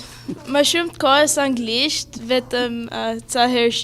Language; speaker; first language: Albanian; early bilingual, heritage; Albanian